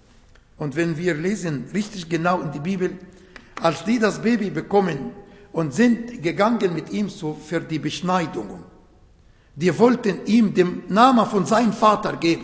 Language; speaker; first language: German; non-native, fluent; Arabic